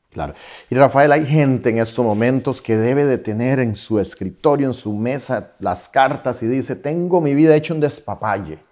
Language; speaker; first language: Spanish; native; Spanish